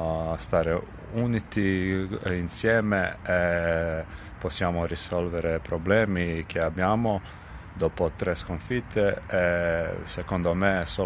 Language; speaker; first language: Italian; non-native, fluent; Serbian